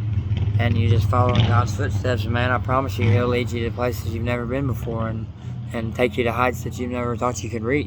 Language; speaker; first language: English; native; English